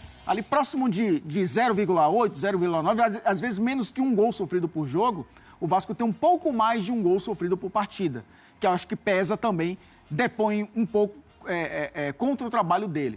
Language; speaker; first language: Portuguese; native; Portuguese